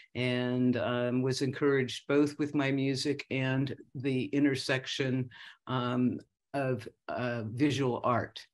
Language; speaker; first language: English; native; English